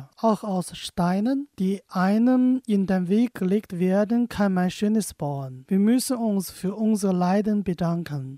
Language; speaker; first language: German; non-native, fluent; Chinese